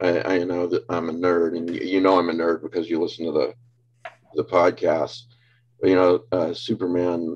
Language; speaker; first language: English; native; English